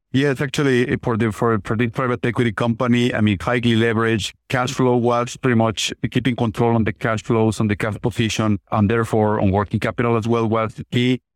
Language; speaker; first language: English; non-native, fluent; Spanish